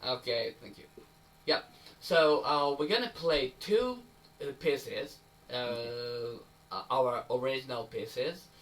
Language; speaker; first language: English; non-native, learner; Japanese